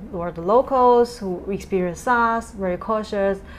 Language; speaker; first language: English; non-native, fluent; Chinese